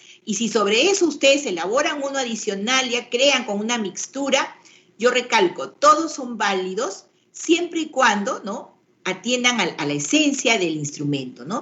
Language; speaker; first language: Spanish; native; Spanish